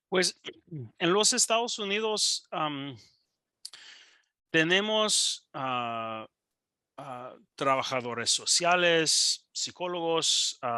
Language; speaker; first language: Spanish; non-native, learner; English